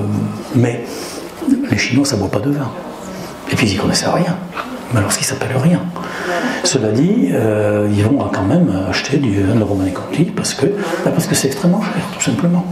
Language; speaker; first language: French; native; French